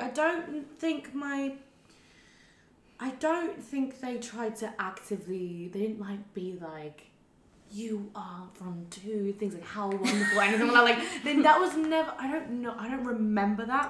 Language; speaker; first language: English; native; English